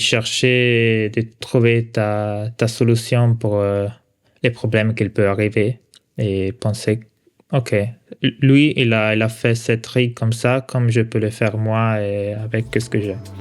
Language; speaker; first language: French; non-native, local second language; Italian